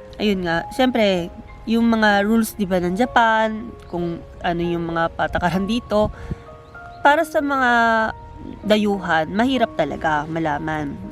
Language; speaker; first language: Filipino; early bilingual, heritage; Filipino